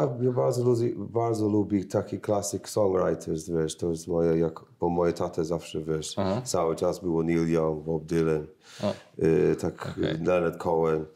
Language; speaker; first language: Polish; non-native, learner; English